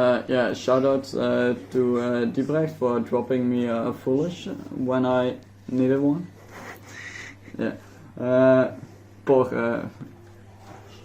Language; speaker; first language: English; non-native, fluent; Dutch